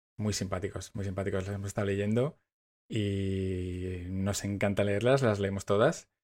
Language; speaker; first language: Spanish; native; Spanish